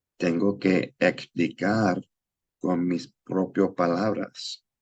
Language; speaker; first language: Spanish; non-native, learner; English